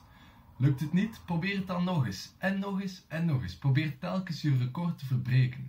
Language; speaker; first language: Dutch; native; Dutch